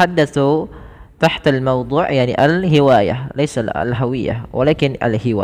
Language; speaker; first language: Arabic; non-native, fluent; Indonesian